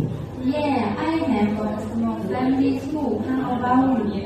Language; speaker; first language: English; non-native, learner; Thai